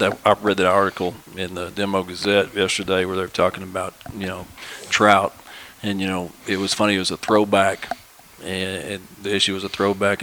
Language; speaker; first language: English; native; English